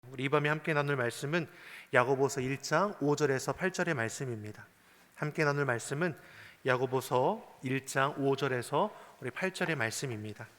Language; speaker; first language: Korean; native; Korean